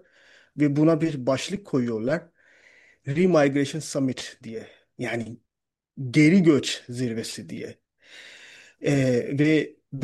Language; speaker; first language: Turkish; non-native, fluent; Urdu